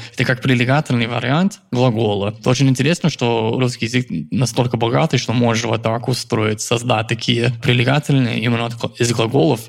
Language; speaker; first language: Russian; non-native, fluent; English